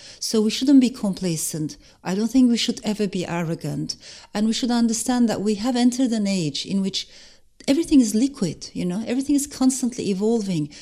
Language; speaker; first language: English; non-native, fluent; Turkish